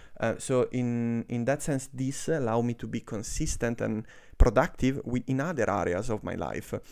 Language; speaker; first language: English; non-native, fluent; Italian